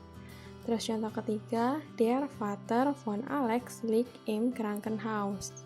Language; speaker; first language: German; non-native, fluent; Indonesian